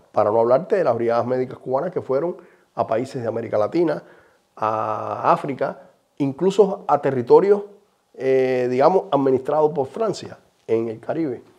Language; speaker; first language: Spanish; native; Spanish